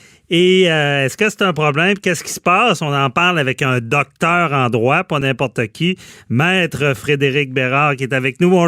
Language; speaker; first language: French; native; French